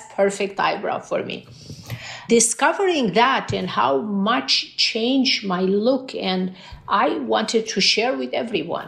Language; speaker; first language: English; non-native, fluent; Romanian